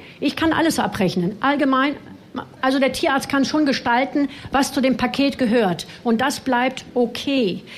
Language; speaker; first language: German; non-native, fluent; French